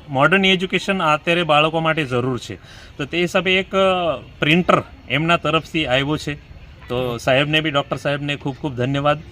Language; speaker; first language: Gujarati; non-native, local second language; Marathi